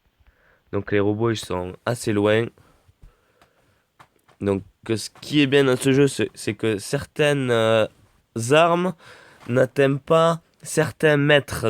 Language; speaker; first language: French; native; French